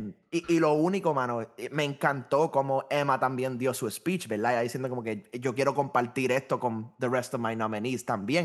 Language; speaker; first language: Spanish; native; Spanish